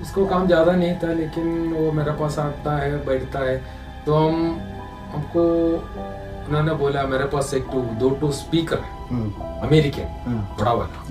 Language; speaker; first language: Hindi; non-native, local second language; Malayalam